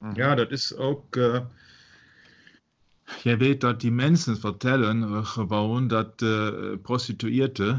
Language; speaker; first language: Dutch; non-native, learner; German